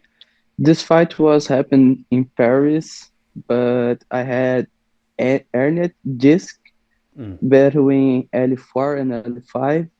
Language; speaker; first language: English; non-native, learner; Portuguese